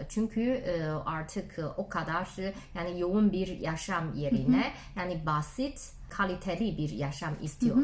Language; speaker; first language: Turkish; non-native, learner; Chinese